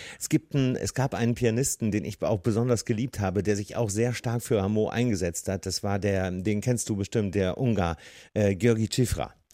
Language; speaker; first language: German; native; German